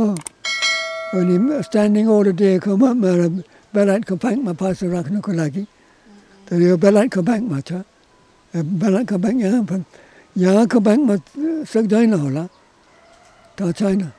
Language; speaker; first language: Nepali; non-native, learner; English